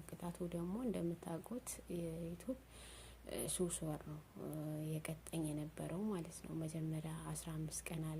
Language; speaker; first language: Amharic; non-native, local second language; Oromo